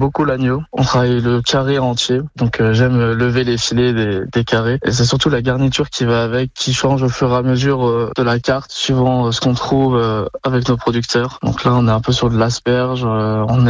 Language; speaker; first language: French; native; French